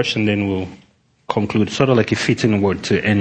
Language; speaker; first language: English; non-native, local second language; Yoruba